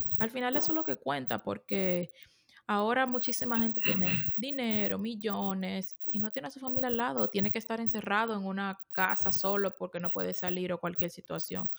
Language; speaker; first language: Spanish; native; Spanish